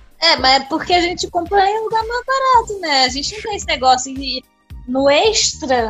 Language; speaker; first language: Portuguese; native; Portuguese